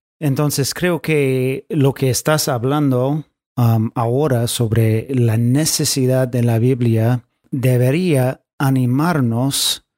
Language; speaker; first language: Spanish; non-native, fluent; English